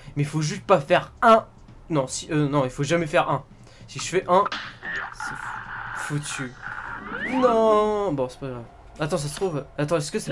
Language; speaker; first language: French; native; French